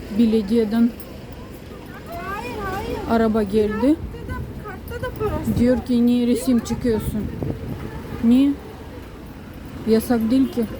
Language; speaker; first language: Turkish; non-native, fluent; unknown